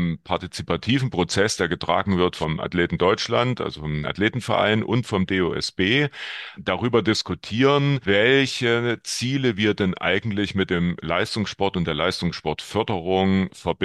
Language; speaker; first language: German; native; German